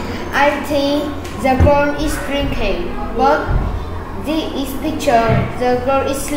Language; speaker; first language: English; non-native, learner; Vietnamese